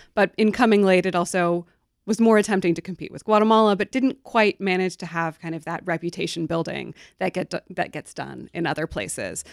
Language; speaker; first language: English; native; English